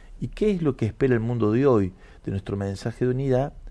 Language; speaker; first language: Spanish; native; Spanish